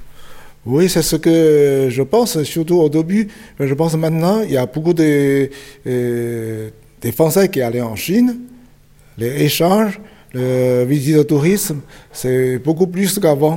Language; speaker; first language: French; non-native, fluent; Chinese